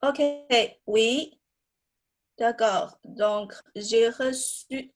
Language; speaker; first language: French; non-native, fluent; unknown